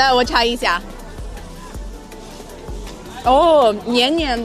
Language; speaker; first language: Chinese; non-native, fluent; English